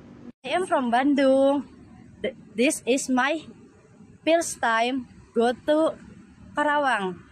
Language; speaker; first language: English; non-native, learner; Indonesian